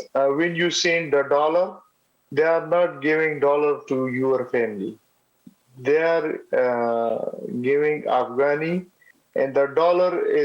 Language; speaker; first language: English; non-native, learner; Pashto